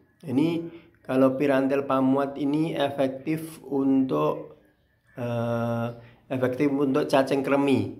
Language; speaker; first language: Indonesian; native; Indonesian